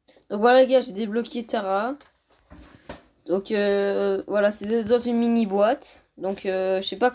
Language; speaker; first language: French; native; French